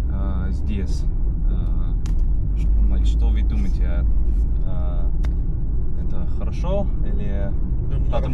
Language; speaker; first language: Russian; non-native, learner; English